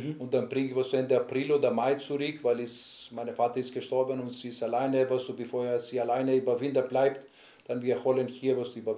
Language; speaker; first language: German; non-native, learner; Greek